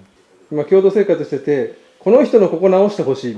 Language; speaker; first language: Japanese; native; Japanese